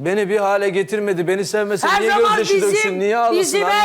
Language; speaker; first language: Turkish; native; Turkish